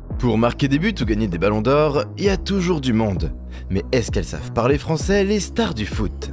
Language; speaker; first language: French; native; French